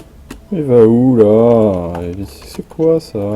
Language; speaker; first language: French; native; French